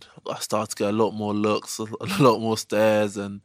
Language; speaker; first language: English; native; English